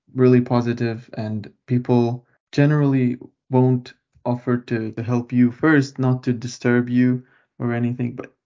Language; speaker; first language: English; non-native, fluent; Lithuanian